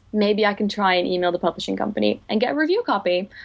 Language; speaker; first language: English; non-native, fluent; Dutch